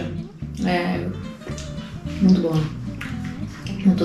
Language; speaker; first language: Italian; non-native, learner; Portuguese